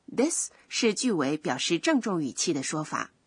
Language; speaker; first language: Chinese; native; Chinese